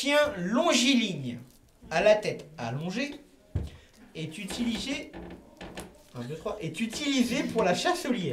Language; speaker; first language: French; native; French